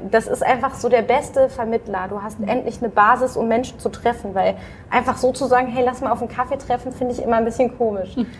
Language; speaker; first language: German; native; German